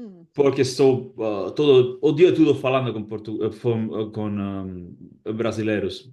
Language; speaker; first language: Portuguese; non-native, fluent; Basque